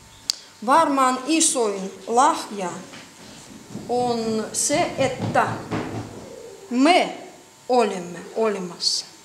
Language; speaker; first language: Finnish; non-native, learner; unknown